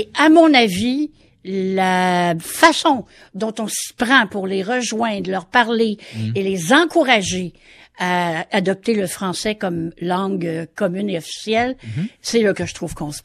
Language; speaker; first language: French; native; French